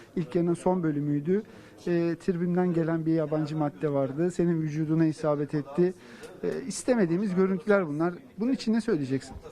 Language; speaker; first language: Turkish; native; Turkish